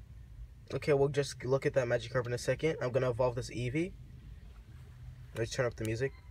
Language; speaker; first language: English; native; English